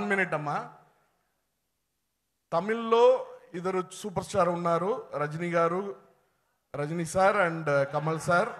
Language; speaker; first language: Telugu; non-native, learner; Tamil